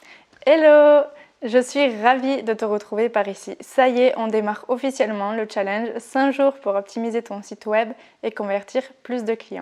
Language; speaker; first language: French; native; French